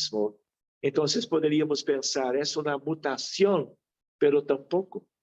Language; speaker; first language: Spanish; non-native, fluent; Portuguese